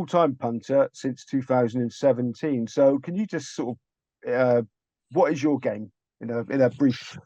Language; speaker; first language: English; native; English